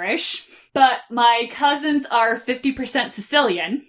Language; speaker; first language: English; native; English